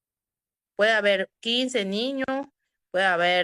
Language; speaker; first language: Spanish; native; Spanish